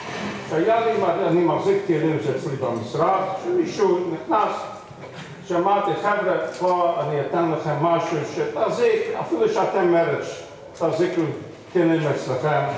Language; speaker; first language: Hebrew; non-native, fluent; English